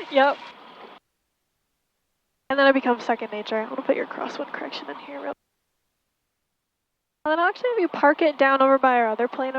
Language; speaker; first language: English; native; English